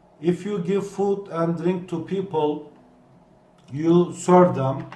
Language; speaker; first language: English; non-native, fluent; Turkish